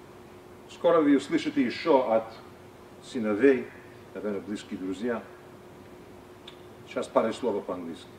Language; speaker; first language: Russian; non-native, fluent; English